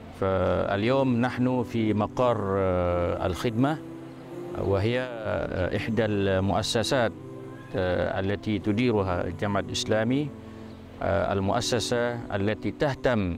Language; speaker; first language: Arabic; non-native, fluent; Malay